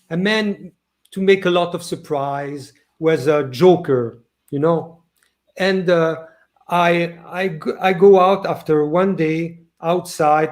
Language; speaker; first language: English; non-native, learner; French